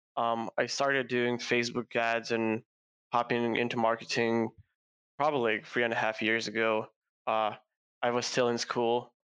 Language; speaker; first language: English; non-native, fluent; Lithuanian